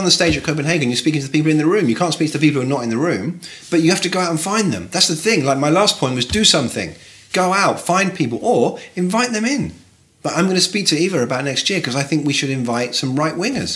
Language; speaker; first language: English; native; English